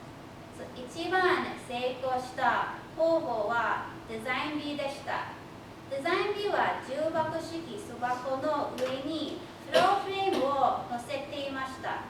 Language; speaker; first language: Japanese; non-native, fluent; English